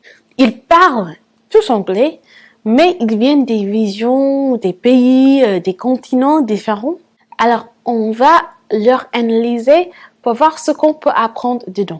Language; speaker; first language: French; non-native, fluent; English